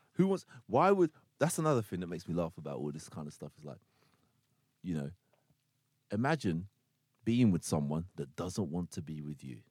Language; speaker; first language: English; native; English